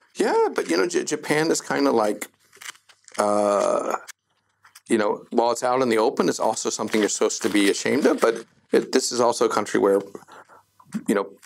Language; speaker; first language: English; native; English